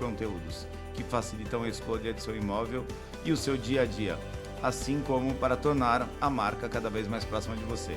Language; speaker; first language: Portuguese; native; Portuguese